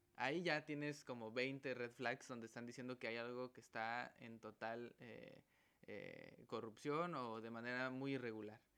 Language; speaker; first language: Spanish; native; Spanish